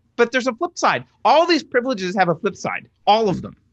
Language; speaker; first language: English; native; English